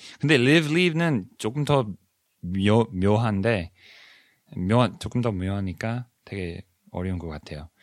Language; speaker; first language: Korean; non-native, fluent; English